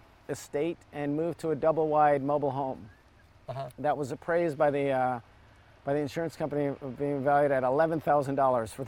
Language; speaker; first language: English; early bilingual, other home language; Serbian